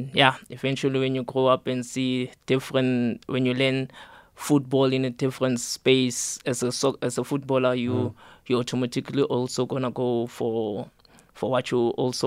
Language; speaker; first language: English; non-native, local second language; Southern Sotho